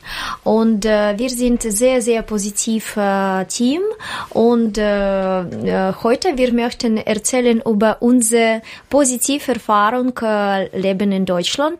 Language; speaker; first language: German; non-native, learner; Russian